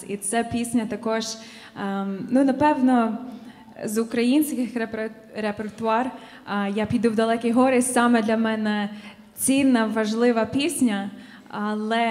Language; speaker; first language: Ukrainian; non-native, fluent; English